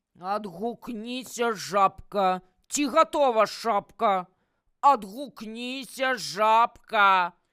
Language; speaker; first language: Belarusian; native; Belarusian